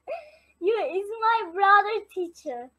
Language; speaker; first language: English; non-native, learner; Turkish